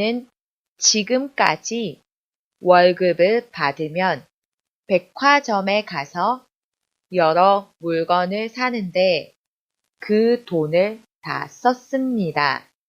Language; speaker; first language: Korean; non-native, fluent; Chinese